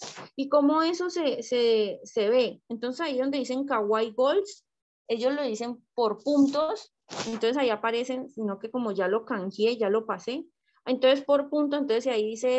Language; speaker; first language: Spanish; native; Spanish